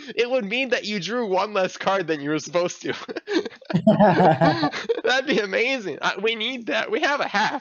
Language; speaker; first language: English; native; English